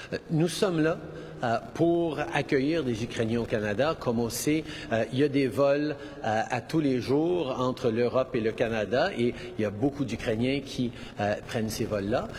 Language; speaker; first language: French; early bilingual, heritage; French